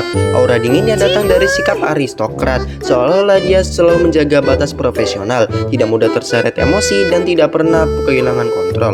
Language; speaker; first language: Indonesian; native; Indonesian